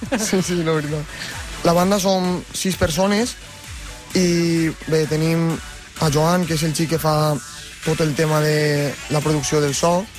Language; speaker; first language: Catalan; native; Catalan